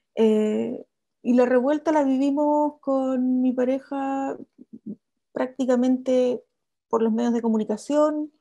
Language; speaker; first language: Spanish; native; Spanish